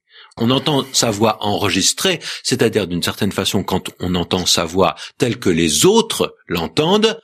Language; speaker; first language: French; native; French